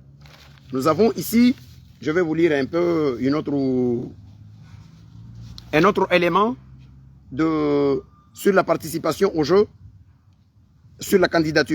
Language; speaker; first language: French; non-native, local second language; Comorian